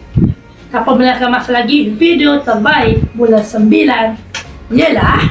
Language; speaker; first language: Malay; native; Malay